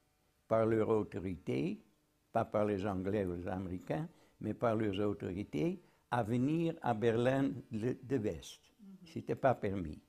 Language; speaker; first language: French; non-native, fluent; Dutch